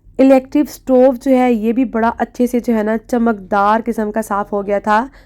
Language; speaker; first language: Urdu; native; Urdu